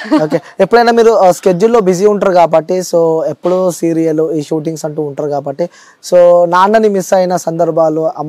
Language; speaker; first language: Telugu; native; Telugu